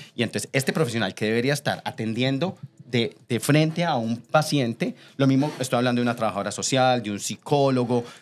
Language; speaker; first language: Spanish; native; Spanish